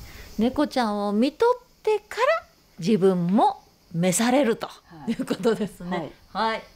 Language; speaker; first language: Japanese; native; Japanese